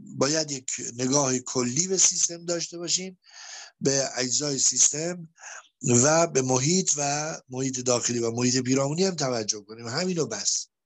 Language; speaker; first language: Persian; native; Persian